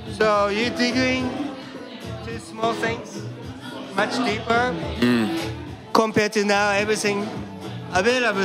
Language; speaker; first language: English; non-native, learner; Japanese